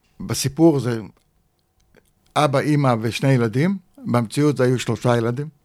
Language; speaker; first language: Hebrew; native; Hebrew